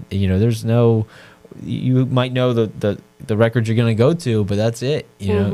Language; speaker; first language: English; native; English